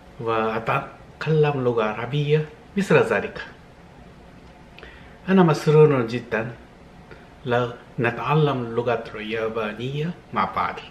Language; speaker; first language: Arabic; non-native, fluent; Japanese